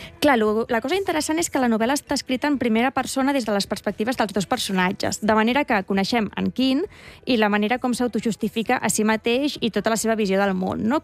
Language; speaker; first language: Catalan; native; Catalan